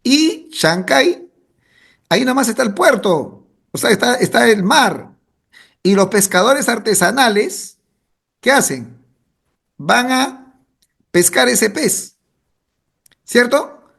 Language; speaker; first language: Spanish; native; Spanish